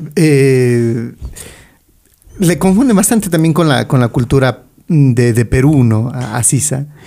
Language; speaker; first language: Spanish; native; Spanish